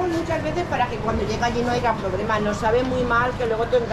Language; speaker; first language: Spanish; native; Spanish